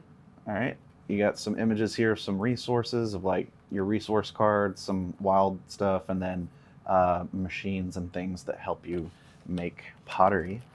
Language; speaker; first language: English; native; English